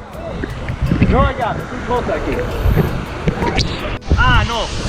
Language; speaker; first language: Spanish; non-native, learner; English